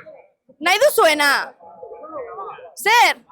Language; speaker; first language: Basque; native; Basque